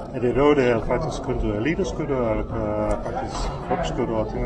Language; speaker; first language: Danish; native; Danish